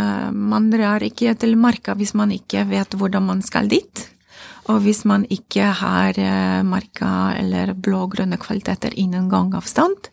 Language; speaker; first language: Norwegian; non-native, fluent; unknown